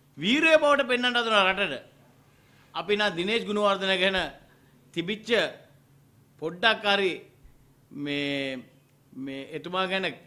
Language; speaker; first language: Sinhala; non-native, local second language; Tamil